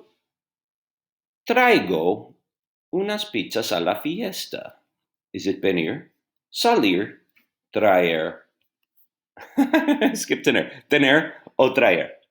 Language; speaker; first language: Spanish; non-native, fluent; English